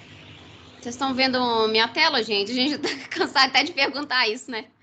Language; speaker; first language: Portuguese; native; Portuguese